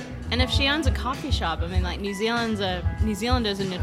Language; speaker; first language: English; native; English